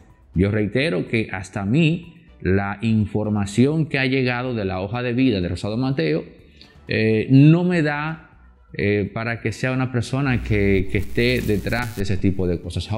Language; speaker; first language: Spanish; native; Spanish